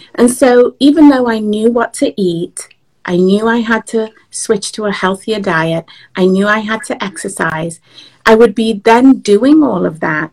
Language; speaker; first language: English; native; English